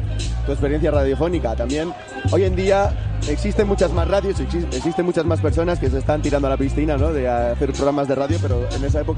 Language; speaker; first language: Spanish; native; Spanish